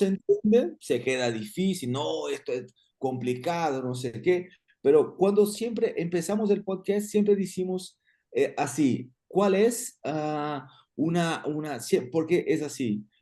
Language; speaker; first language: Spanish; non-native, fluent; Portuguese